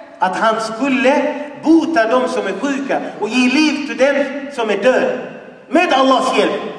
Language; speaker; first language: Swedish; non-native, fluent; Arabic